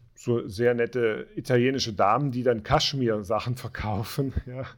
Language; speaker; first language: German; native; German